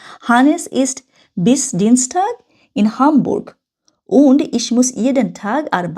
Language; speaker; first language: German; non-native, fluent; Bangla